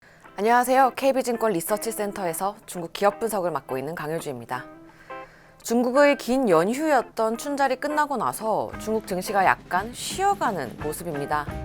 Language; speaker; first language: Korean; native; Korean